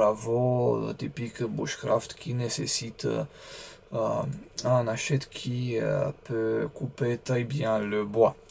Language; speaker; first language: French; non-native, learner; Romanian